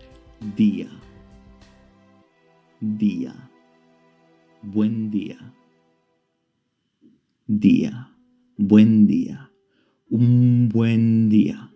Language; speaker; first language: Spanish; non-native, learner; Romanian